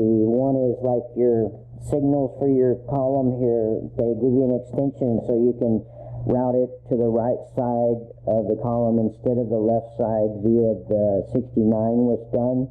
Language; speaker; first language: English; native; English